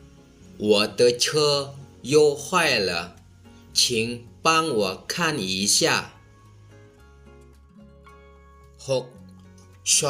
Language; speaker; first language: Chinese; non-native, fluent; Lao